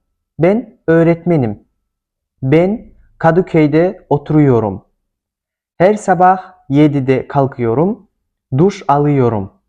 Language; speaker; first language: Turkish; non-native, fluent; Kyrgyz